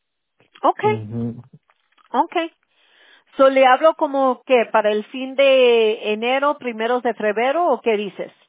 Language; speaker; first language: Spanish; early bilingual, heritage; English